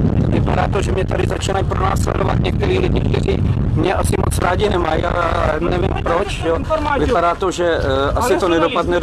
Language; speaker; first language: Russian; non-native, learner; Czech